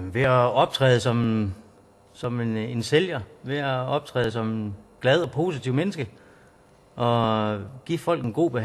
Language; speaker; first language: Danish; native; Danish